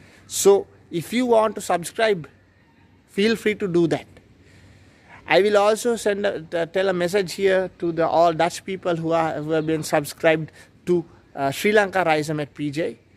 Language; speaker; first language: English; non-native, local second language; Sinhala